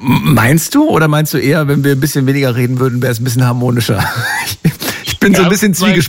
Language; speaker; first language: German; native; German